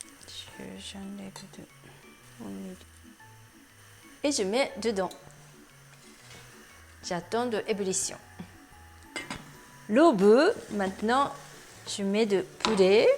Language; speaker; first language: French; non-native, learner; Japanese